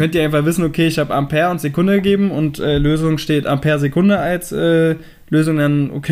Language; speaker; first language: German; native; German